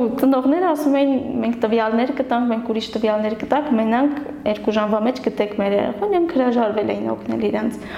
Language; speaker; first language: Armenian; non-native, local second language; Kurdish